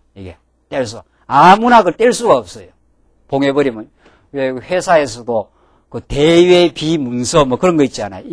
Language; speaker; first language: Korean; native; Korean